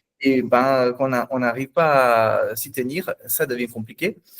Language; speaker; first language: French; non-native, fluent; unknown